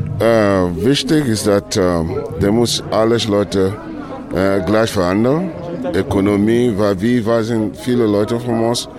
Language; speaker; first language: German; non-native, learner; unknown